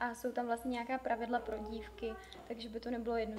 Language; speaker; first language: Czech; native; Czech